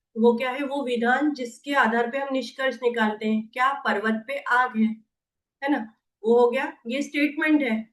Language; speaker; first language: Hindi; non-native, local second language; Marathi